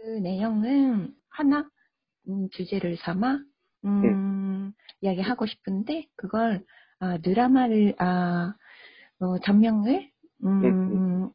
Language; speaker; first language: Korean; non-native, learner; Japanese